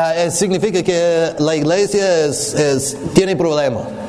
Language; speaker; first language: Spanish; non-native, learner; English